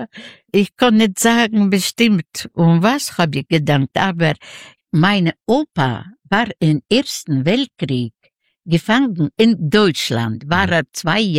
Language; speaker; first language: German; non-native, learner; Yiddish